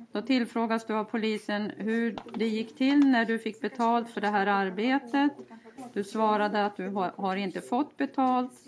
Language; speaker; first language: Swedish; native; Swedish